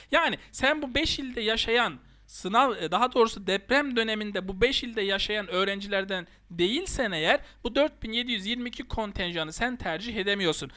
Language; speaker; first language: Turkish; native; Turkish